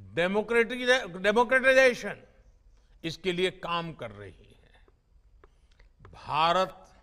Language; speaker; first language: Hindi; non-native, local second language; Gujarati